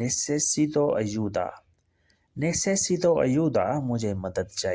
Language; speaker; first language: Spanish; non-native, fluent; Urdu